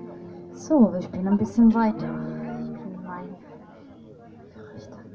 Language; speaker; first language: German; non-native, learner; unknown